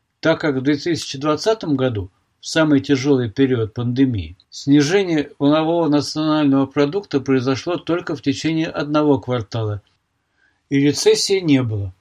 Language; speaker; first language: Russian; native; Russian